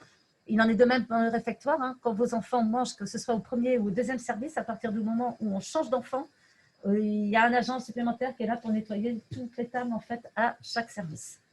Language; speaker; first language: French; native; French